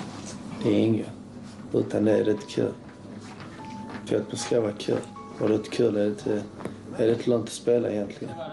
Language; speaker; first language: Swedish; early bilingual, other home language; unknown